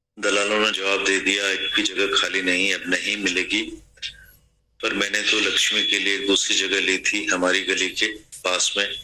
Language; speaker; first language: Hindi; non-native, local second language; Sindhi